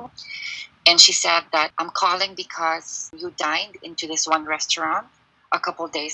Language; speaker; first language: English; non-native, local second language; Filipino